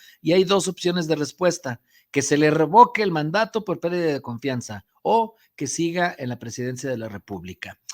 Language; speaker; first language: Spanish; native; Spanish